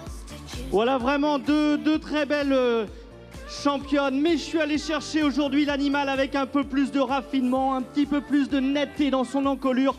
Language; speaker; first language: French; native; French